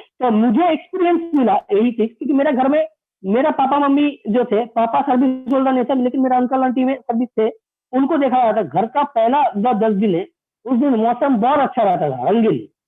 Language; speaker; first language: Hindi; non-native, local second language; Bangla